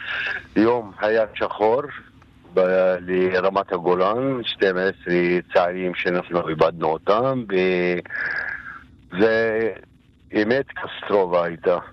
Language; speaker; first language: Hebrew; non-native, local second language; Arabic